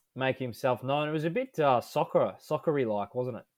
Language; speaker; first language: English; native; English